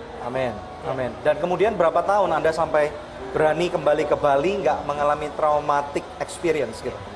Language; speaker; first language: Indonesian; native; Indonesian